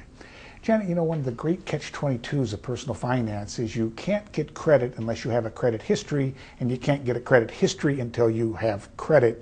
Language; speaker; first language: English; native; English